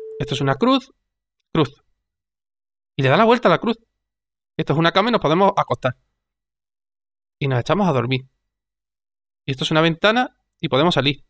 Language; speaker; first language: Spanish; native; Spanish